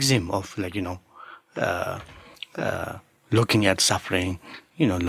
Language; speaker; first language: English; non-native, local second language; Tibetan